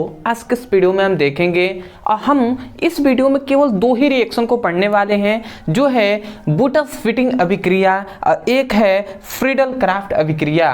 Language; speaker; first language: Hindi; native; Hindi